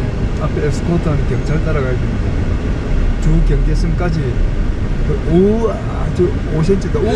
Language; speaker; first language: Korean; native; Korean